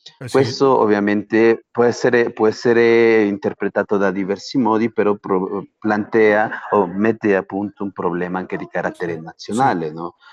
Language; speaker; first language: Italian; non-native, fluent; Spanish